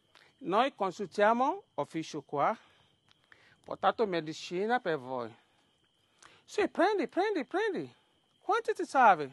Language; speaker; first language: Italian; non-native, learner; Yoruba